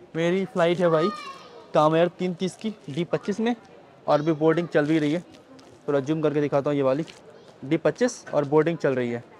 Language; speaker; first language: Hindi; native; Hindi